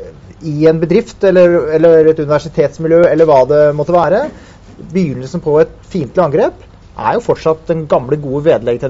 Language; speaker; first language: Norwegian; native; Norwegian